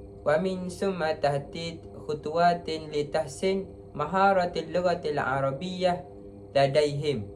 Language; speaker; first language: Arabic; non-native, learner; Malay